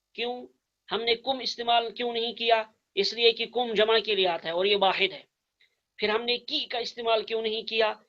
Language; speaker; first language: Urdu; non-native, local second language; Kashmiri